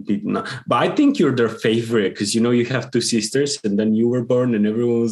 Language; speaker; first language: English; non-native, fluent; Macedonian